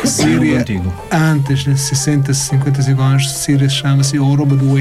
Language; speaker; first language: Portuguese; non-native, learner; Arabic